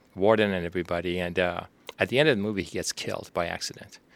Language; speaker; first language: English; non-native, fluent; Persian